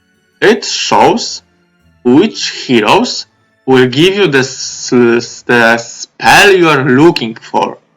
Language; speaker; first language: English; non-native, fluent; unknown